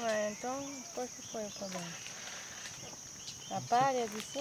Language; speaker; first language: Portuguese; non-native, fluent; French